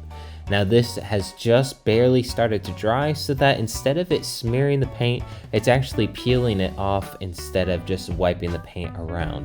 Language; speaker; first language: English; native; English